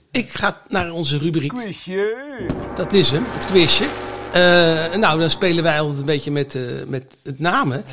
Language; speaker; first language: Dutch; native; Dutch